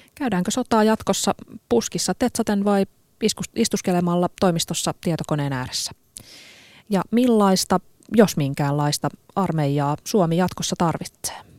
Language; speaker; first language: Finnish; native; Finnish